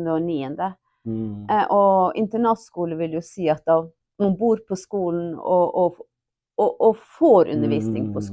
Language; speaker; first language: Norwegian; non-native, local second language; Northern Sami